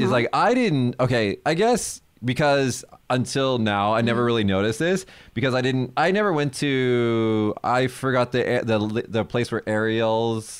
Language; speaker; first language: English; early bilingual, other home language; Japanese